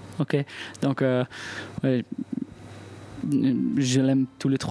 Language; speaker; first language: French; non-native, local second language; Italian